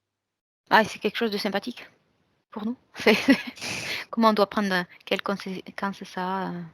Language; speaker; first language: French; native; French